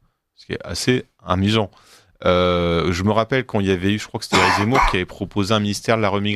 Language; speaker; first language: French; native; French